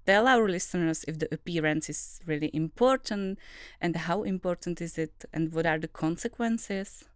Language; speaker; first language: English; non-native, fluent; Czech